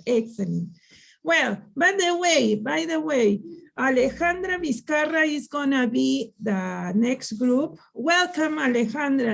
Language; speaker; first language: English; non-native, learner; Spanish